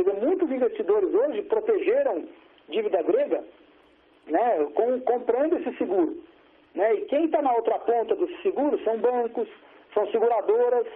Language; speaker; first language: Portuguese; native; Portuguese